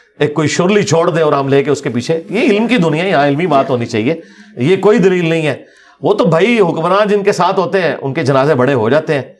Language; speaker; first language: Urdu; non-native, local second language; Punjabi